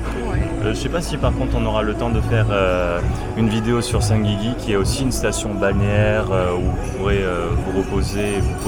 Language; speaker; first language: French; native; French